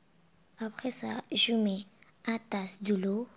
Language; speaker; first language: French; non-native, learner; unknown